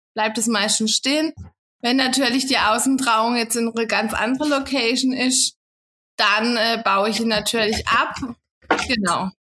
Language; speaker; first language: German; native; German